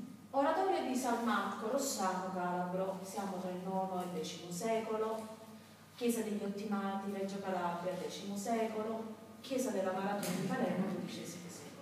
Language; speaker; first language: Italian; native; Italian